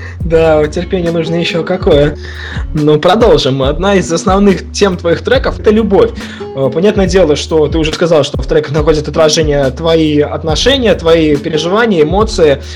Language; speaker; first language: Russian; native; Russian